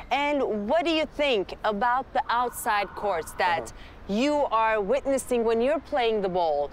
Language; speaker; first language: English; non-native, fluent; Turkish